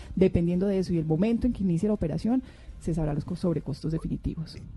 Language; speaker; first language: Spanish; native; Spanish